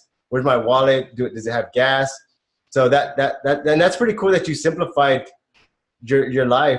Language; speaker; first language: English; native; English